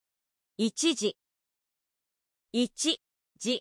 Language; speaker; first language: Japanese; non-native, learner; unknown